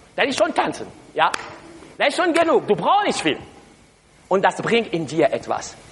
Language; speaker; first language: German; non-native, learner; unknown